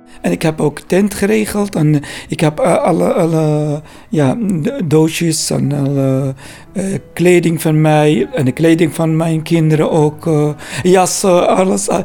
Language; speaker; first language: Dutch; non-native, learner; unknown